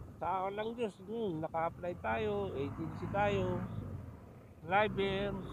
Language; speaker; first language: Filipino; non-native, local second language; Iloko